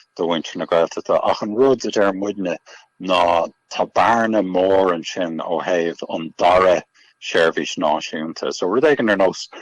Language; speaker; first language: Irish; native; Irish